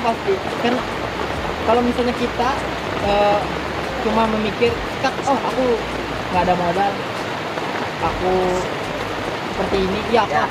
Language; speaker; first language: Indonesian; native; Indonesian